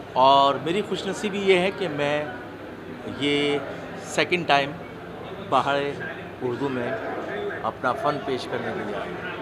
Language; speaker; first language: Hindi; native; Hindi